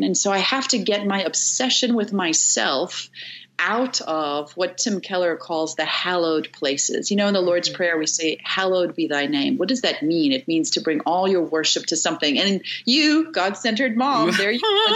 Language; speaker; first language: English; native; English